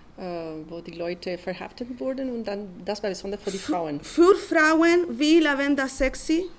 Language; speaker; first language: German; non-native, learner; Spanish